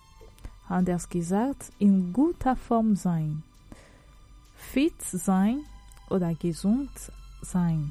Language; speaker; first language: German; non-native, fluent; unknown